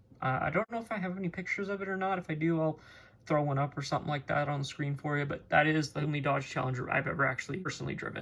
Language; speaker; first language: English; native; English